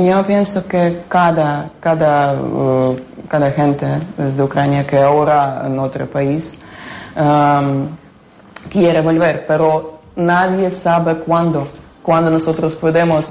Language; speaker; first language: Spanish; non-native, learner; Ukrainian